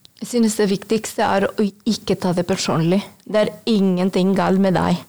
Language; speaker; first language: Norwegian; non-native, fluent; Spanish